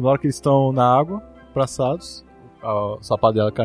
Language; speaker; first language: Portuguese; native; Portuguese